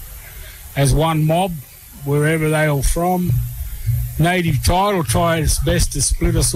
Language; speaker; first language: English; native; English